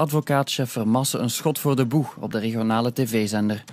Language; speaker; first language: Dutch; native; Dutch